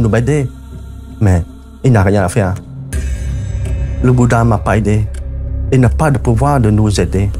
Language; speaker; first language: French; non-native, fluent; Khmer